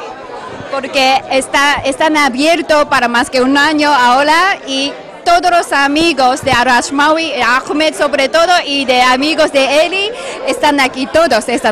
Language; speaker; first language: Spanish; non-native, learner; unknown